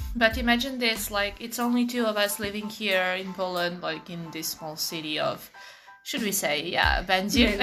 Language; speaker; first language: English; non-native, fluent; Serbian